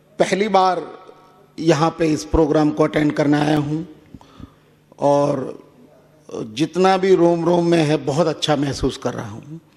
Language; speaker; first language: Hindi; native; Hindi